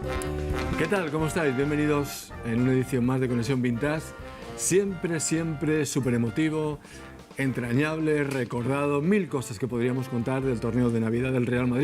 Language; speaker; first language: Spanish; native; Spanish